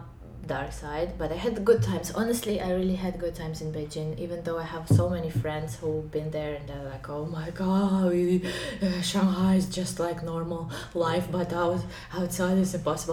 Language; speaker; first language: English; non-native, fluent; Ukrainian